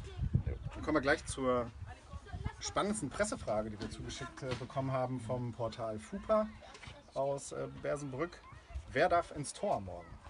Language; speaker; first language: German; native; German